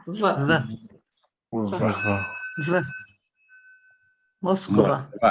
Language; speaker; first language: Russian; non-native, learner; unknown